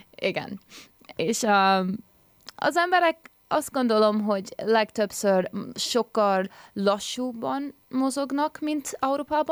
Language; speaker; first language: Hungarian; early bilingual, heritage; English